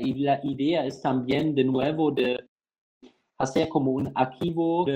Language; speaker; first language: Spanish; non-native, fluent; German